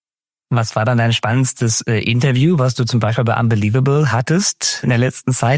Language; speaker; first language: German; native; German